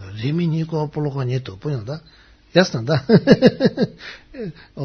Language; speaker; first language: Russian; non-native, learner; Tibetan